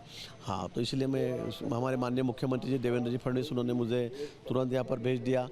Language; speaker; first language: Hindi; non-native, local second language; Marathi